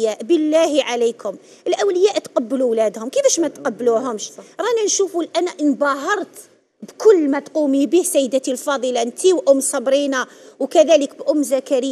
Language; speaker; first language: Arabic; native; Arabic